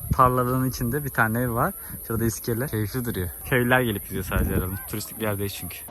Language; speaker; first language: Turkish; native; Turkish